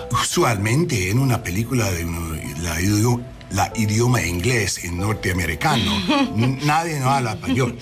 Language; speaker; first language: Spanish; non-native, learner; English